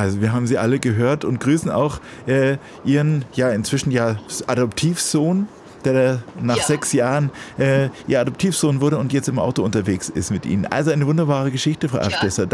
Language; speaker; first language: German; native; German